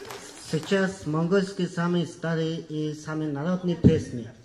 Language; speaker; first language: Russian; non-native, learner; Mongolian